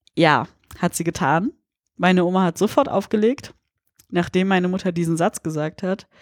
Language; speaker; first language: German; early bilingual, other home language; Polish